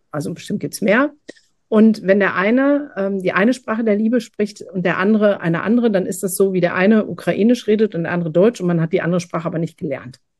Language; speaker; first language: German; native; German